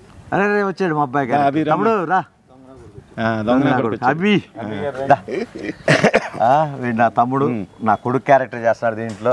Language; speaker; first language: Telugu; native; Telugu